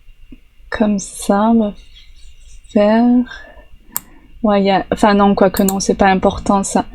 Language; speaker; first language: French; native; French